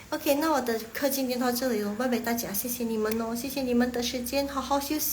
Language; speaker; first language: Chinese; non-native, fluent; Indonesian